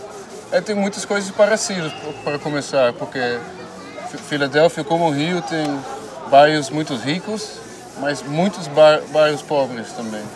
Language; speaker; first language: Portuguese; non-native, fluent; Dutch